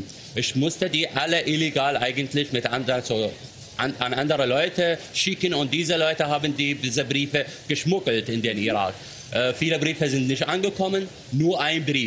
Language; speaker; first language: German; non-native, fluent; Arabic